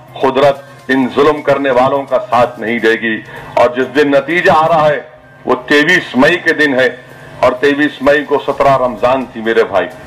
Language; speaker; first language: Urdu; native; Urdu